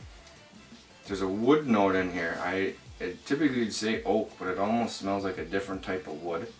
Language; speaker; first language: English; native; English